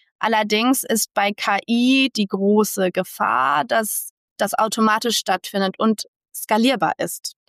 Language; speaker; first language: German; native; German